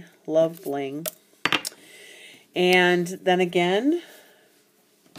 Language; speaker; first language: English; native; English